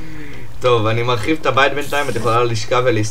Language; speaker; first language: Hebrew; native; Hebrew